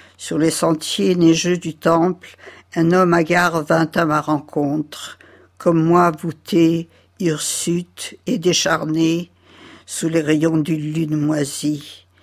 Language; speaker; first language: French; early bilingual, other home language; Yiddish